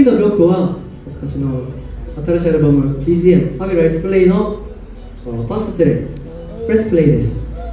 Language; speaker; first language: Japanese; non-native, learner; Korean